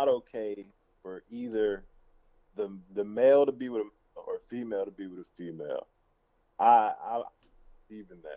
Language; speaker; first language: English; native; English